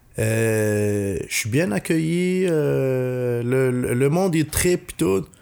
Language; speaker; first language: French; non-native, local second language; Arabic